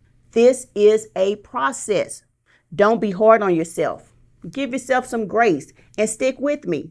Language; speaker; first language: English; native; English